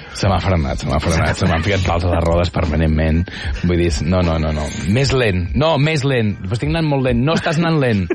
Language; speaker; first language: Catalan; native; Catalan